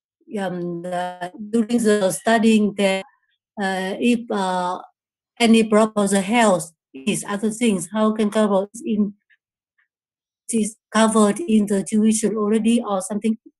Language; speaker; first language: English; non-native, learner; Vietnamese